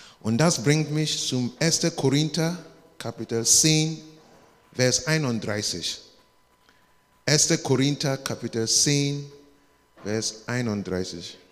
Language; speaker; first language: German; non-native, learner; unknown